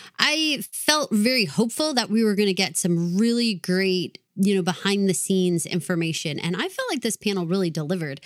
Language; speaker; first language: English; native; English